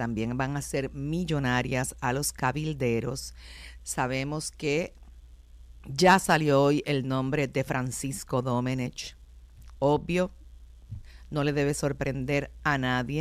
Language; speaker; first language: Spanish; native; Spanish